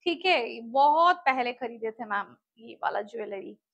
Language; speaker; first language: Hindi; non-native, local second language; Bangla